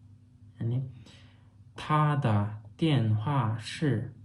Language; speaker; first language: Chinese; non-native, fluent; Turkmen